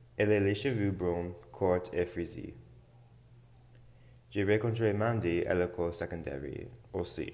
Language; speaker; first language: French; non-native, learner; English